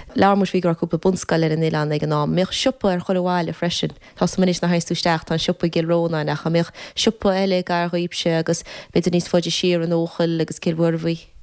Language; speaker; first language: Irish; native; Irish